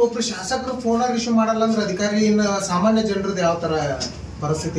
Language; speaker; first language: Kannada; native; Kannada